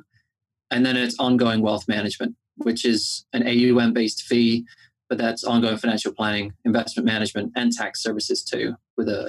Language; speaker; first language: English; native; English